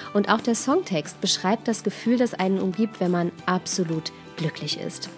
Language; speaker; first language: German; native; German